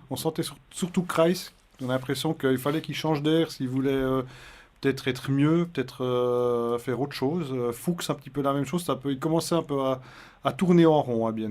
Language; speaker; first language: French; native; French